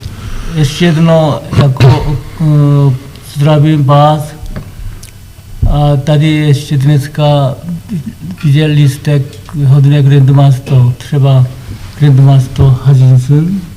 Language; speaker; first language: Czech; non-native, learner; Korean